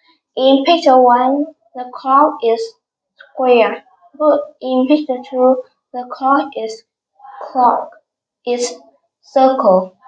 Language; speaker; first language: English; non-native, learner; Vietnamese